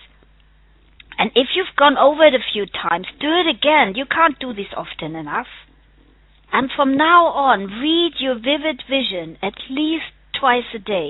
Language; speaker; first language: English; non-native, fluent; German